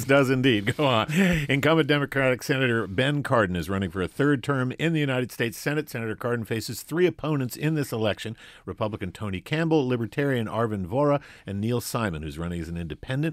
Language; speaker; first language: English; native; English